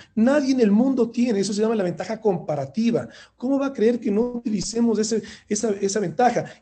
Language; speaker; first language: Spanish; native; Spanish